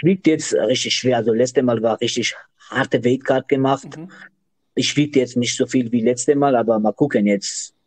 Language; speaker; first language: German; non-native, learner; Georgian